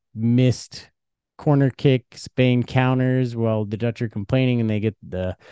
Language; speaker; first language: English; early bilingual, other home language; Dutch